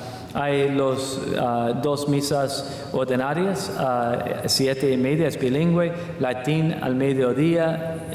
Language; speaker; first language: Spanish; non-native, learner; English